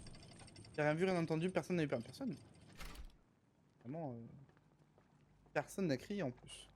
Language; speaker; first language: French; native; French